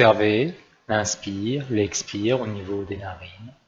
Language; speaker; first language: French; native; French